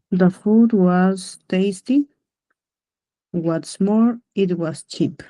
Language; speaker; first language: English; non-native, learner; Spanish